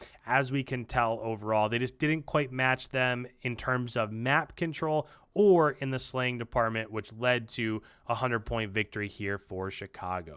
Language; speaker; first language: English; native; English